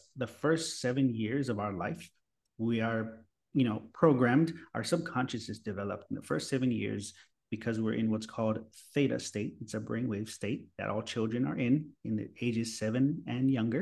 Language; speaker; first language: English; native; English